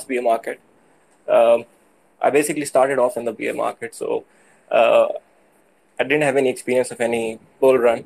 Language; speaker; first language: English; non-native, local second language; Urdu